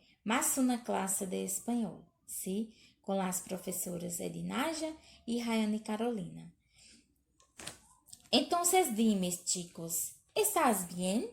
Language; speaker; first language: Spanish; non-native, learner; Portuguese